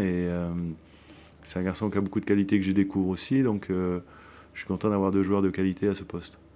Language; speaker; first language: French; native; French